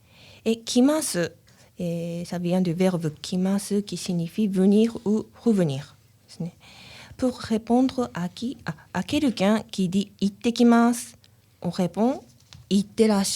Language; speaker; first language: French; non-native, learner; Japanese